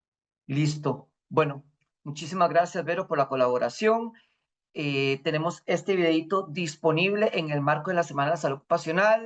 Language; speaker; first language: Spanish; native; Spanish